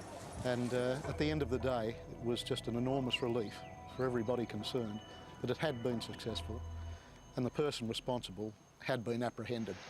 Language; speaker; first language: English; native; English